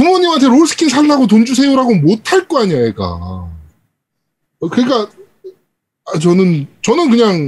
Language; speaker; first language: Korean; native; Korean